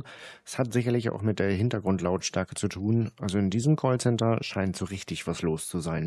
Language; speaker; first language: German; native; German